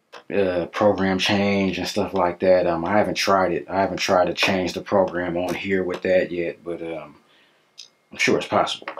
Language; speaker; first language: English; native; English